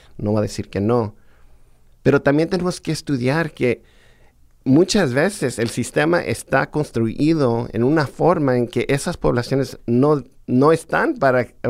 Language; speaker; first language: Spanish; early bilingual, heritage; Spanish